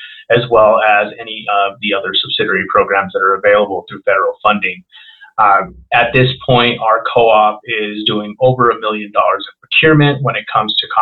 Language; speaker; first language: English; non-native, local second language; Spanish